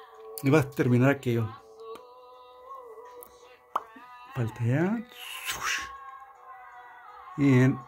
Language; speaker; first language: Spanish; early bilingual, heritage; Spanish